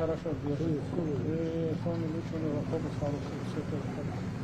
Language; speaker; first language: Russian; non-native, local second language; Georgian